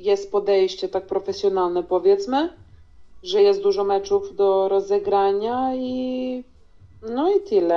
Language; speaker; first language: Polish; non-native, fluent; Serbian